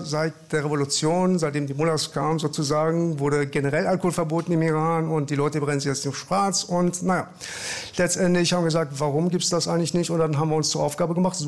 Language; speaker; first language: German; early bilingual, other home language; Persian